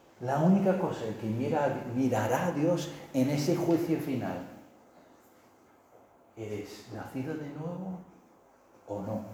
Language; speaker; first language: Spanish; non-native, fluent; English